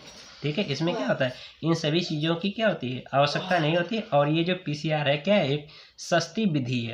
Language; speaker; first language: Hindi; native; Hindi